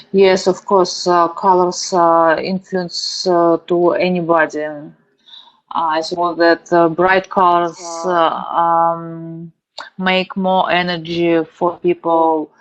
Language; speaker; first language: English; non-native, learner; Russian